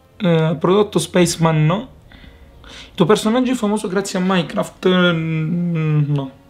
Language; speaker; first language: Italian; native; Italian